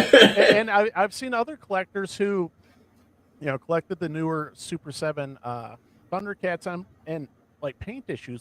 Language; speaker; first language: English; native; English